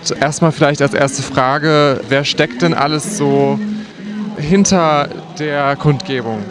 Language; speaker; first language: German; native; German